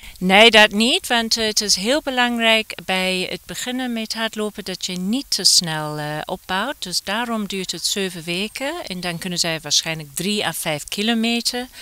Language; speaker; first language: Dutch; non-native, fluent; English